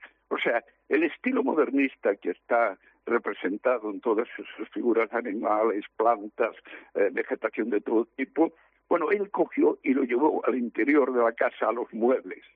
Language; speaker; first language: Spanish; native; Spanish